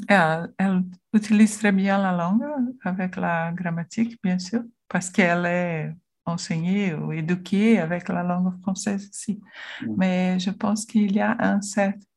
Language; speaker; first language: French; non-native, learner; Portuguese